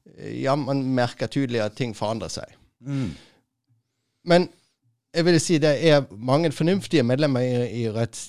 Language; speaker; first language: Norwegian; non-native, fluent; German